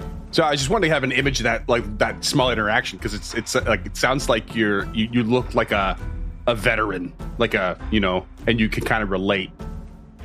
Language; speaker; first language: English; native; English